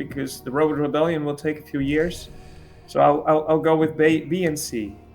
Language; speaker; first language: English; non-native, fluent; Dutch